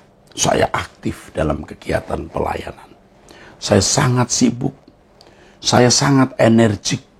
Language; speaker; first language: Indonesian; native; Indonesian